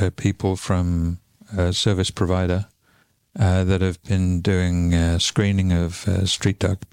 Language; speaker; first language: English; native; English